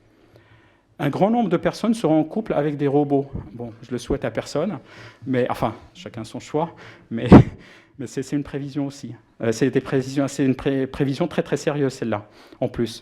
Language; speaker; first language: French; non-native, local second language; Arabic